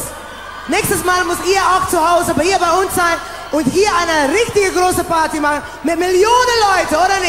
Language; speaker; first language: German; non-native, learner; English